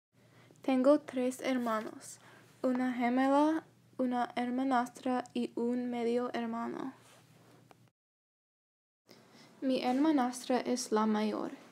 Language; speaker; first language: Spanish; non-native, learner; English